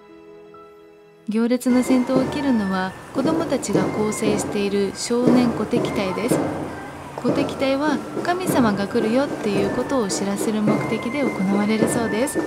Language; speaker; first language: Japanese; non-native, fluent; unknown